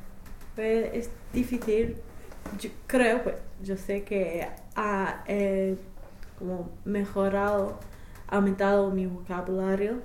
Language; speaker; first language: Spanish; non-native, fluent; English